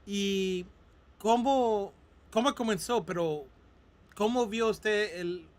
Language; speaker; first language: Spanish; non-native, fluent; English